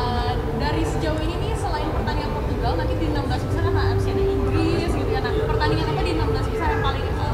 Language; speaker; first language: Indonesian; native; Indonesian